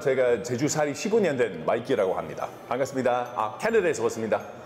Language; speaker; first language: Korean; non-native, fluent; English